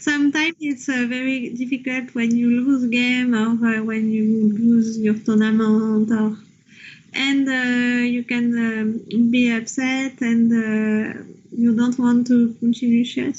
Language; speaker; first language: English; non-native, learner; French